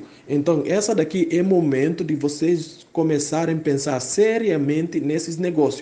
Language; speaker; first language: Portuguese; non-native, fluent; Haitian Creole